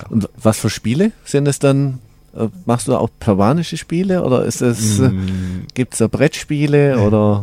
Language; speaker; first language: German; native; German